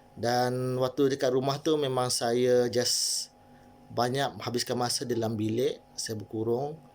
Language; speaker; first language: Malay; native; Malay